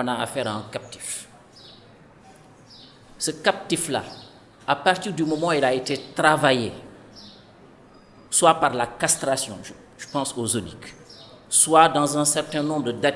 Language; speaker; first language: French; non-native, local second language; Fula